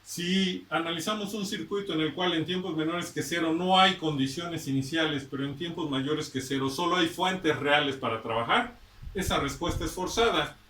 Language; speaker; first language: Spanish; native; Spanish